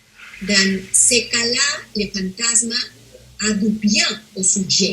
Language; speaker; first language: French; non-native, fluent; Spanish